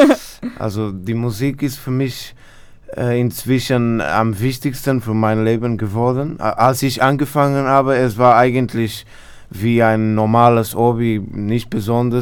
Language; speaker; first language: German; non-native, fluent; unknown